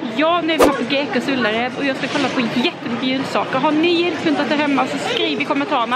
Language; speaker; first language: Swedish; native; Swedish